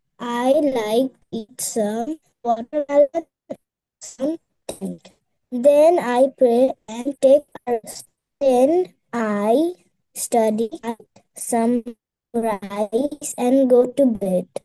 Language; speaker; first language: English; non-native, learner; Bangla